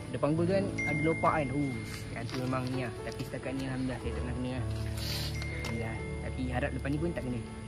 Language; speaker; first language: Malay; native; Malay